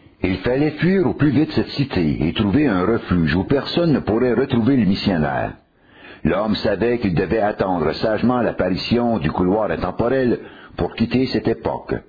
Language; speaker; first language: French; native; French